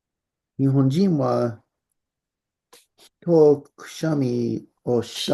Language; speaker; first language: Japanese; non-native, learner; English